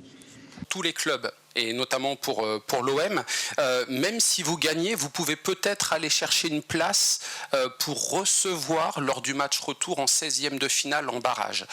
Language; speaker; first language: French; native; French